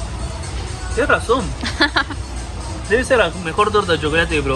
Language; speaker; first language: Spanish; native; Spanish